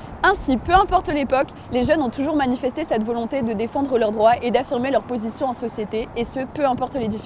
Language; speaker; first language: French; native; French